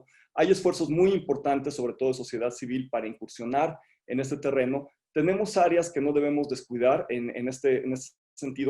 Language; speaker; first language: Spanish; native; Spanish